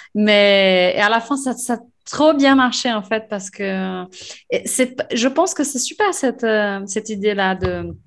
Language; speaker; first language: French; non-native, fluent; Portuguese